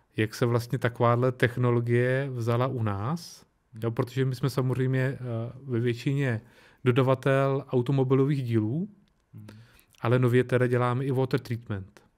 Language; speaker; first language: Czech; native; Czech